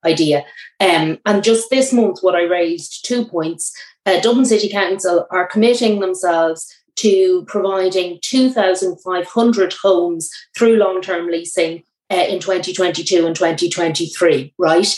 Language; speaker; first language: English; native; English